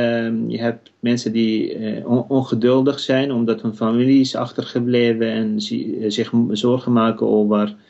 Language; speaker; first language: Dutch; non-native, fluent; Kurdish